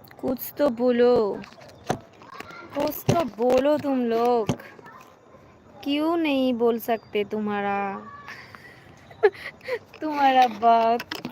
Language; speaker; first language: Hindi; non-native, learner; Bangla